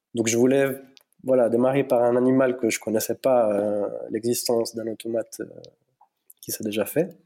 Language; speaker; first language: French; native; French